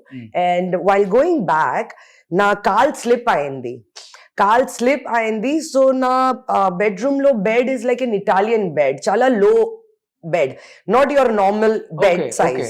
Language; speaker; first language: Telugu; non-native, fluent; Hindi